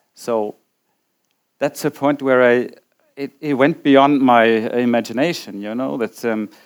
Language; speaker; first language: English; non-native, fluent; German